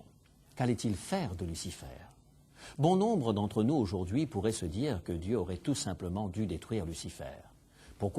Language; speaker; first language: French; native; French